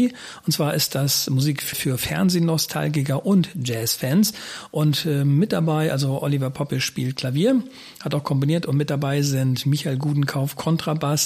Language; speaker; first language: German; native; German